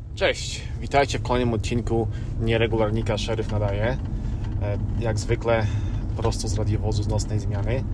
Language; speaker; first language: Polish; native; Polish